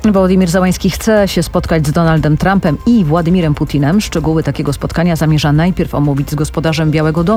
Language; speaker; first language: Polish; native; Polish